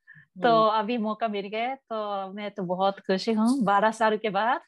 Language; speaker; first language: Hindi; non-native, learner; Japanese